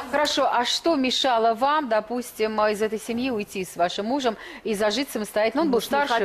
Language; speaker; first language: Russian; native; Russian